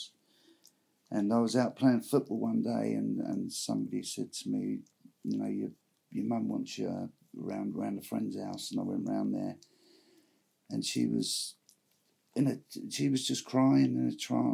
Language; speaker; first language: English; native; English